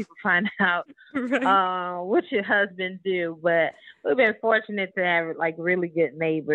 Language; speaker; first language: English; native; English